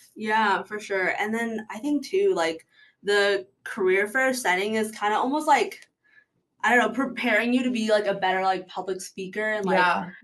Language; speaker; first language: English; native; English